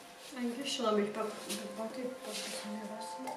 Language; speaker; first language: German; non-native, fluent; Romanian